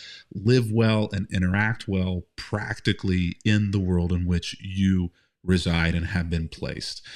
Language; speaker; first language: English; native; English